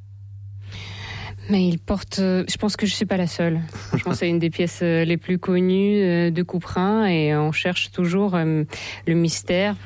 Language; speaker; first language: French; non-native, fluent; Russian